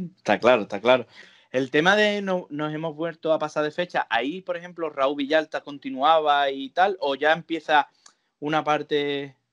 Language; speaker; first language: Spanish; native; Spanish